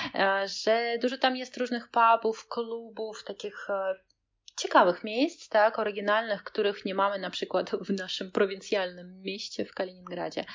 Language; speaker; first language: Polish; non-native, fluent; Russian